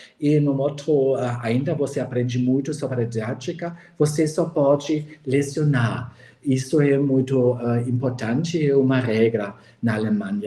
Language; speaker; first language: Portuguese; non-native, fluent; German